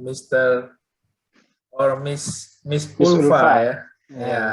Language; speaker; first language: English; non-native, learner; Indonesian